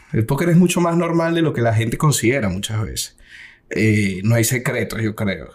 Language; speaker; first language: Spanish; native; Spanish